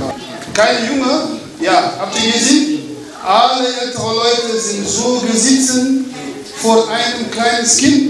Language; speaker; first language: German; non-native, learner; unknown